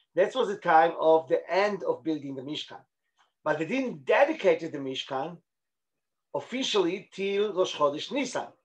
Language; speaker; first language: English; non-native, fluent; Hebrew